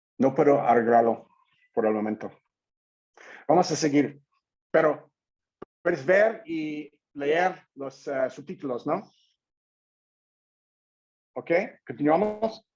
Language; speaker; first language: Spanish; non-native, fluent; English